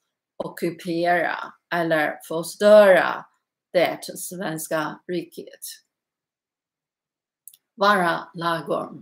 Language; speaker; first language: Swedish; non-native, learner; Chinese